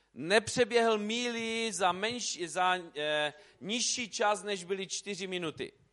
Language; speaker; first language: Czech; native; Czech